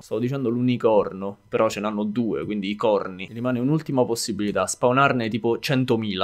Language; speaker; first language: Italian; native; Italian